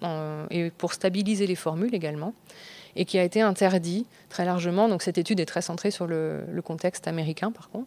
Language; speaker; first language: French; native; French